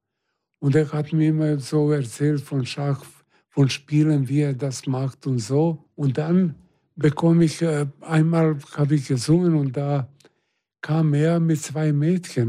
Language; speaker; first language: German; non-native, fluent; Serbian